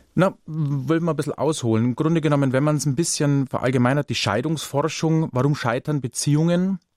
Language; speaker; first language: German; native; German